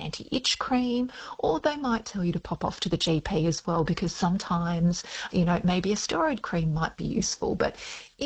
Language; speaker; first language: English; native; English